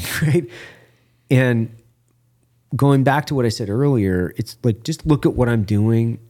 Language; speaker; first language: English; native; English